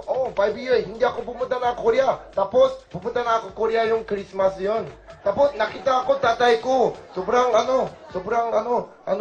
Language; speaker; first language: Filipino; non-native, learner; Korean